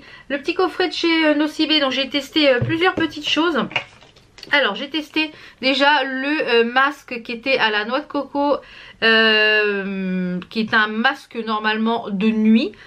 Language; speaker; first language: French; native; French